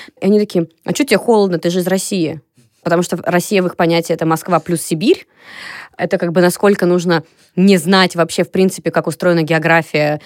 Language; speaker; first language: Russian; native; Russian